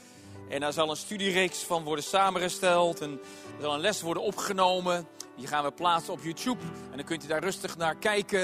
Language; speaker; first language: Dutch; native; Dutch